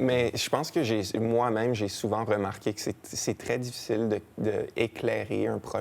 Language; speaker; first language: French; native; French